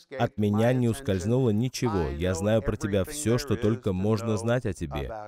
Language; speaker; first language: Russian; non-native, fluent; English